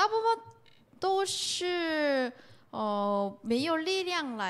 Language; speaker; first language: Chinese; non-native, learner; Korean